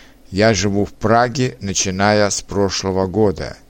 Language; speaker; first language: Russian; non-native, learner; Czech